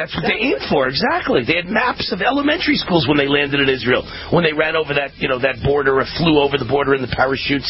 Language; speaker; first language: English; native; English